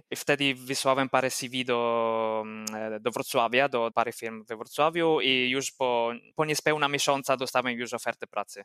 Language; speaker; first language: Polish; non-native, fluent; Italian